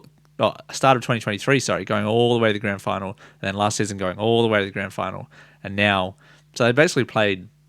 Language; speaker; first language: English; native; English